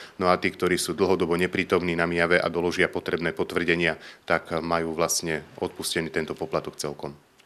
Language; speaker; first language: Slovak; native; Slovak